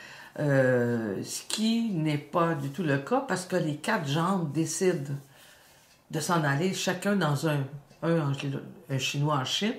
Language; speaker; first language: French; native; French